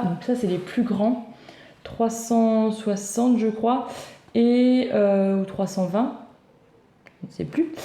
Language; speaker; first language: French; native; French